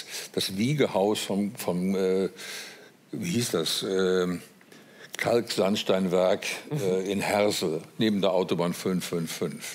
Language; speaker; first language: German; native; German